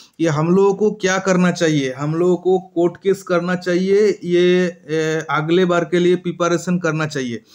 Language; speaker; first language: Hindi; non-native, local second language; Bangla